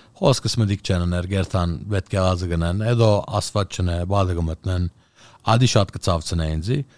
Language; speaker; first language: Armenian; early bilingual, heritage; Armenian